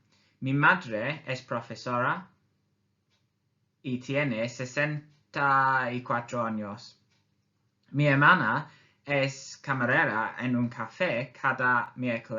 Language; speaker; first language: Spanish; non-native, fluent; English